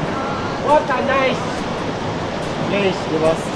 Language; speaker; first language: English; non-native, local second language; Cebuano